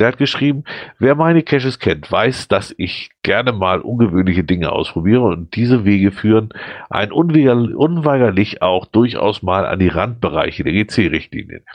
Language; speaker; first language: German; native; German